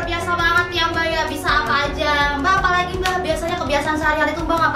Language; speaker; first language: Indonesian; native; Indonesian